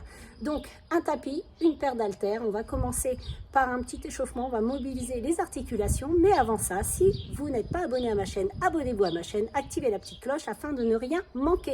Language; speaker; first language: French; native; French